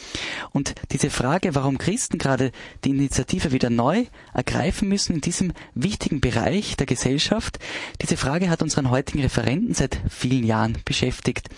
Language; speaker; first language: German; native; German